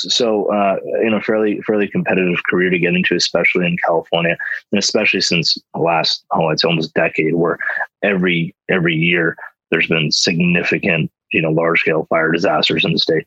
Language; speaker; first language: English; native; English